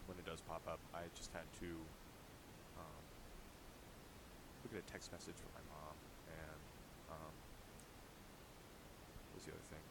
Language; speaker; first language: English; native; English